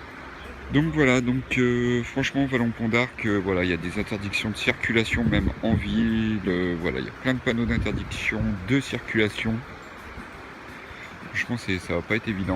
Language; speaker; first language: French; native; French